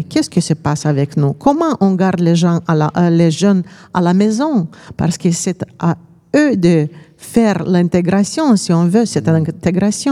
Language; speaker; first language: French; non-native, fluent; Romanian